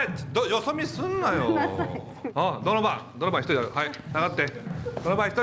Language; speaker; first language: Japanese; native; Japanese